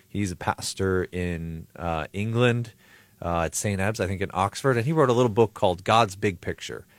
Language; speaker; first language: English; native; English